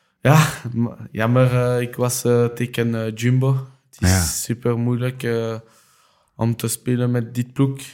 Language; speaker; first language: Dutch; non-native, local second language; French